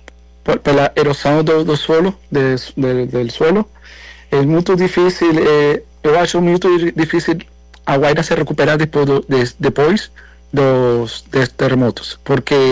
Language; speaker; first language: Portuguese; non-native, learner; Spanish